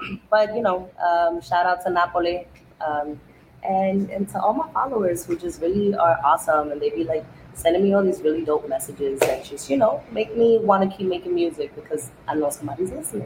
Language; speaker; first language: English; early bilingual, other home language; Spanish